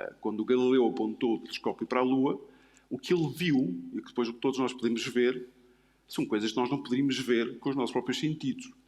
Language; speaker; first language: Portuguese; native; Portuguese